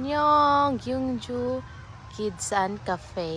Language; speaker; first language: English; non-native, local second language; Filipino